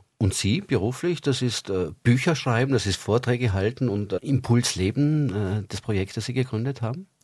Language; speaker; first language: German; native; German